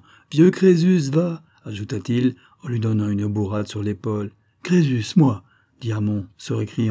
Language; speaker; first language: French; native; French